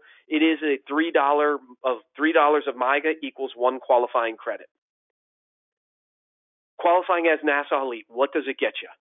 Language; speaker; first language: English; native; English